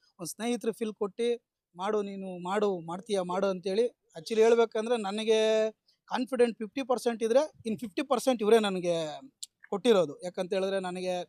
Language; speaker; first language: Kannada; native; Kannada